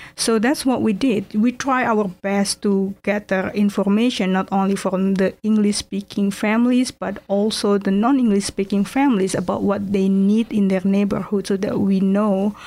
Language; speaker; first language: English; non-native, fluent; Indonesian